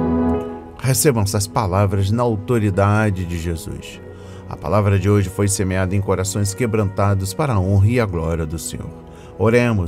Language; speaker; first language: Portuguese; native; Portuguese